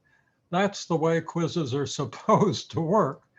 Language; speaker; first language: English; native; English